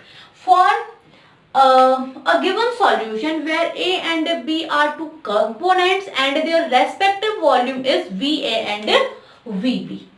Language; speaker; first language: English; non-native, local second language; Hindi